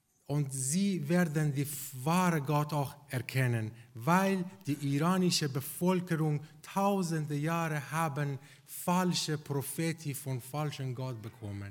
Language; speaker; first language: German; non-native, fluent; Persian